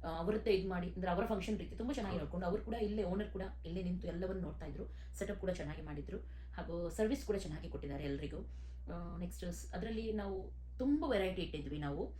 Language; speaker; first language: Kannada; non-native, local second language; Konkani